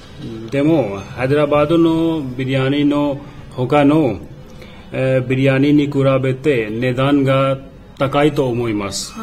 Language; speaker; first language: Japanese; non-native, learner; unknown